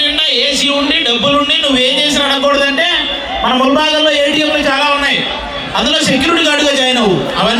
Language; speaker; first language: Telugu; native; Telugu